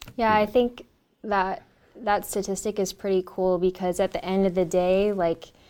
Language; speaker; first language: English; native; English